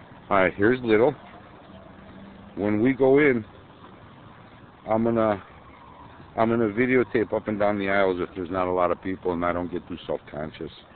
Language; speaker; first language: English; native; English